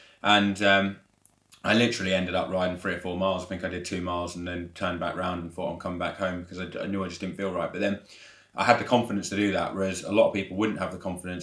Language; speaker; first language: English; native; English